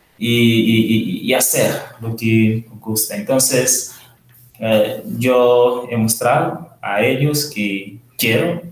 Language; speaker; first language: Spanish; non-native, learner; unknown